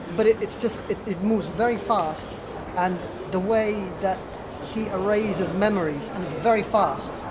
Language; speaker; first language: English; early bilingual, other home language; Russian